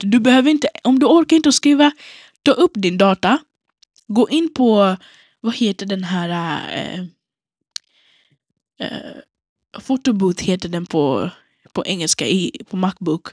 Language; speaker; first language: Swedish; non-native, local second language; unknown